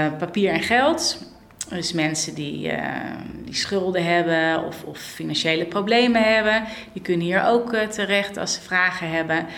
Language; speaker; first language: Dutch; native; Dutch